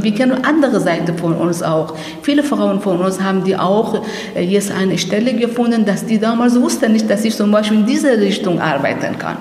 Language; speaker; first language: German; non-native, learner; Persian